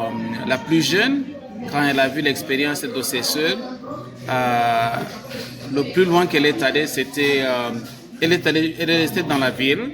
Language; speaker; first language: French; non-native, local second language; Kinyarwanda